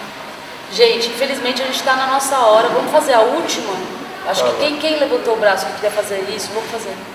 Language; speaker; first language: Portuguese; native; Portuguese